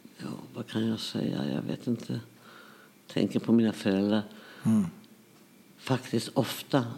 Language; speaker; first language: Swedish; early bilingual, other home language; Yiddish